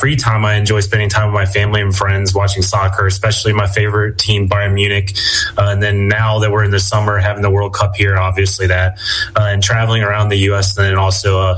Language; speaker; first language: English; native; English